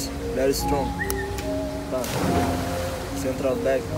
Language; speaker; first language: English; non-native, learner; Portuguese